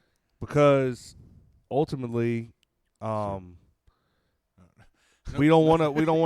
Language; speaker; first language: English; native; English